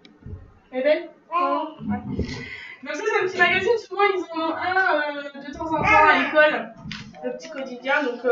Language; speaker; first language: French; native; French